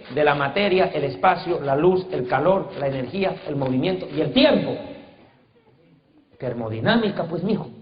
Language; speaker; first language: Spanish; native; Spanish